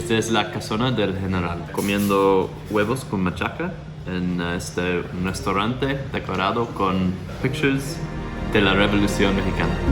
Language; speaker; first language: Spanish; non-native, learner; English